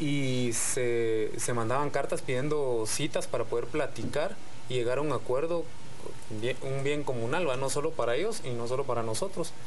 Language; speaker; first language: Spanish; native; Spanish